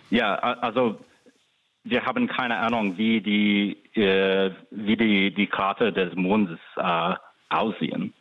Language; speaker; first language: German; non-native, fluent; English